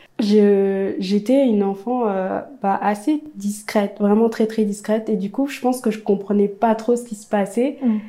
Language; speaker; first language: French; early bilingual, other home language; Amharic